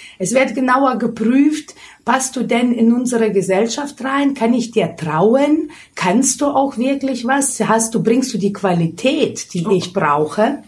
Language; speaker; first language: German; non-native, fluent; Lithuanian